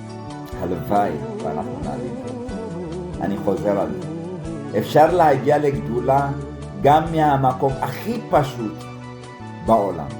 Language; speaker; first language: Hebrew; early bilingual, other home language; Amharic